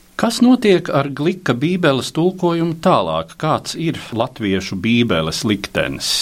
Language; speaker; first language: Latvian; native; Latvian